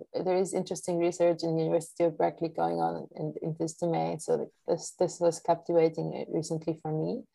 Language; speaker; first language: English; non-native, fluent; Polish